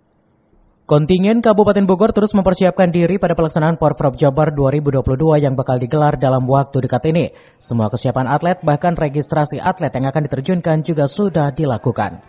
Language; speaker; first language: Indonesian; native; Indonesian